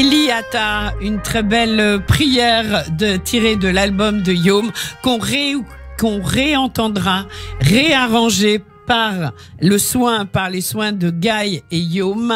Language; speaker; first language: French; native; French